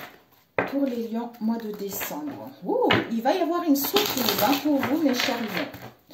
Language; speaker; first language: French; native; French